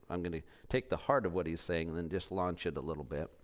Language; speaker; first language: English; native; English